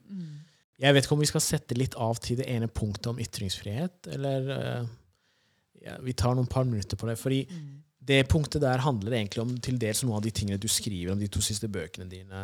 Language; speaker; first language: Norwegian; early bilingual, other home language; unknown